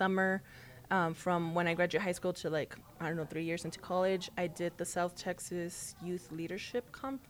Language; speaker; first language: English; early bilingual, other home language; Spanish